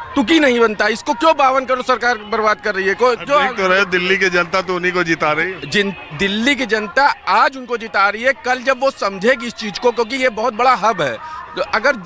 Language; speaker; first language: Hindi; native; Hindi